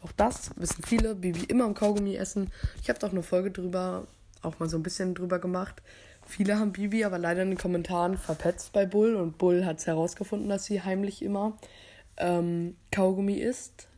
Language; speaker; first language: German; native; German